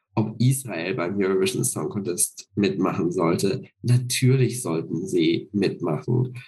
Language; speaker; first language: German; native; German